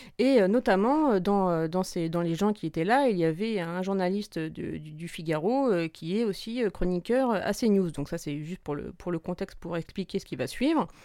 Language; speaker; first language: French; native; French